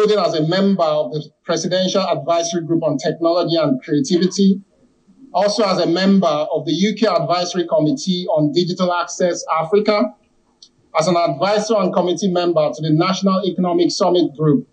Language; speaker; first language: English; non-native, local second language; Yoruba